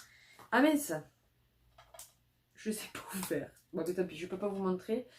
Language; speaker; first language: French; native; French